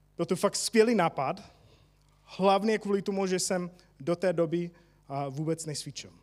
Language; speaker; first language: Czech; non-native, fluent; English